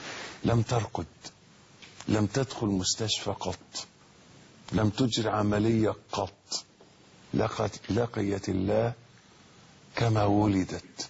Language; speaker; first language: Arabic; native; Arabic